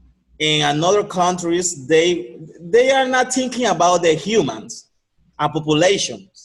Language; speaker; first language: English; non-native, learner; Spanish